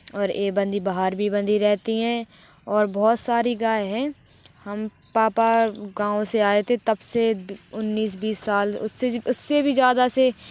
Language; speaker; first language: Hindi; native; Hindi